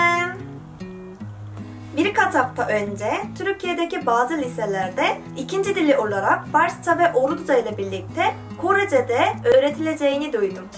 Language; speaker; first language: Turkish; non-native, fluent; Korean